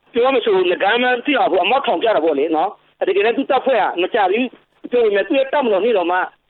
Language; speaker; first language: Burmese; non-native, local second language; S'gaw Karen